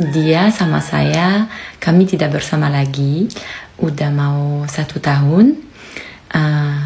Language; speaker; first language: Indonesian; non-native, fluent; French